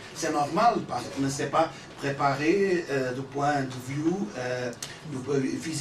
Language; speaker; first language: French; non-native, learner; Portuguese